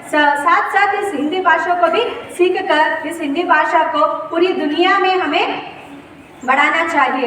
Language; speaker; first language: Hindi; non-native, local second language; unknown